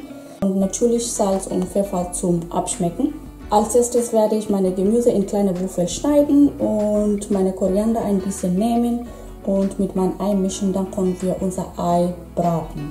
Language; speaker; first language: German; non-native, fluent; Swahili